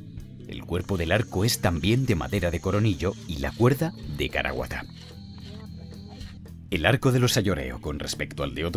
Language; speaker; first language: Spanish; native; Spanish